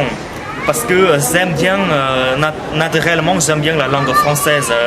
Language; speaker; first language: French; non-native, fluent; Khmer